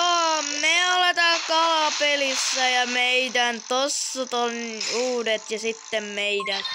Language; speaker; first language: Finnish; early bilingual, other home language; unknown